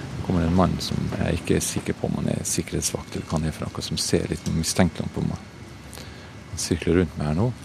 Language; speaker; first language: Norwegian; native; Norwegian